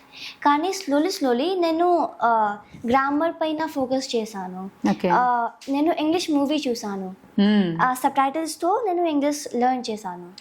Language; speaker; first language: Telugu; non-native, local second language; Hindi